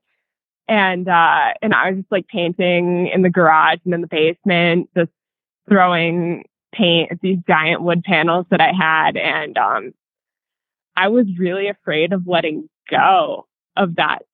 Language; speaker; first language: English; native; English